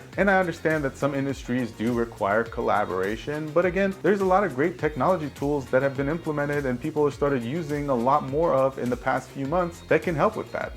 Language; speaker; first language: English; native; English